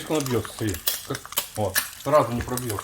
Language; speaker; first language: Russian; native; Russian